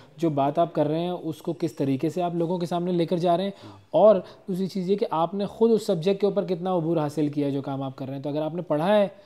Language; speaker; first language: Urdu; native; Urdu